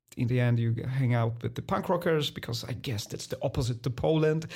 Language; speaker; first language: English; non-native, fluent; Polish